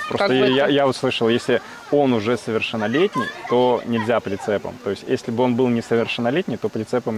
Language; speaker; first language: Russian; native; Russian